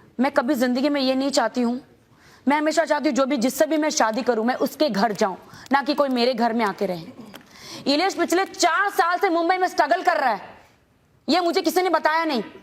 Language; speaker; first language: Hindi; native; Hindi